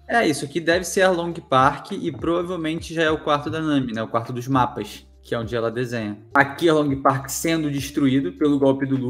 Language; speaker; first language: Portuguese; native; Portuguese